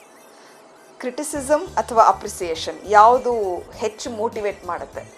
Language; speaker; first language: Kannada; native; Kannada